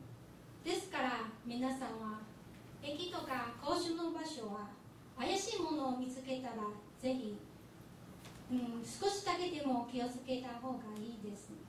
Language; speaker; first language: Japanese; non-native, fluent; Chinese